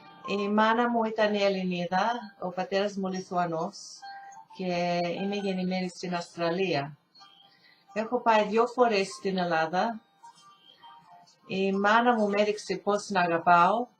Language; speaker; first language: Greek; early bilingual, heritage; Greek